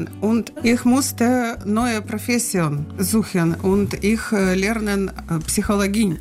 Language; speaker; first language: German; non-native, learner; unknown